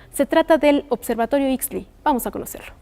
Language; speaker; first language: Spanish; native; Spanish